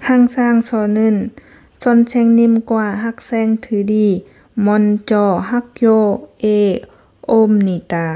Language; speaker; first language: Korean; non-native, learner; Lao